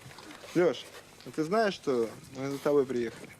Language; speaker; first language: Russian; native; Russian